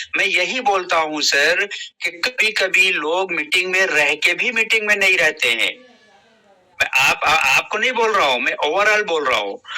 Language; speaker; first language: Hindi; native; Hindi